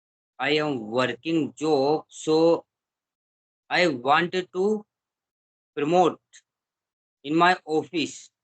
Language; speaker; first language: English; non-native, learner; Hindi